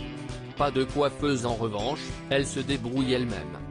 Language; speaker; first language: French; native; French